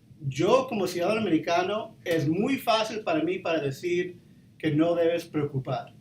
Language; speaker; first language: Spanish; early bilingual, heritage; Spanish